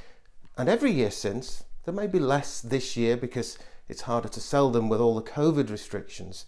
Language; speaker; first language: English; native; English